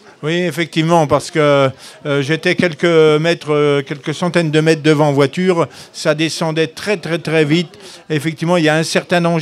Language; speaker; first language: French; native; French